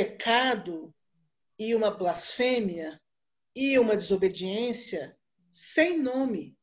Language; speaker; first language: Portuguese; native; Portuguese